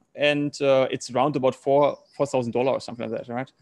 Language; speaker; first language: English; non-native, learner; German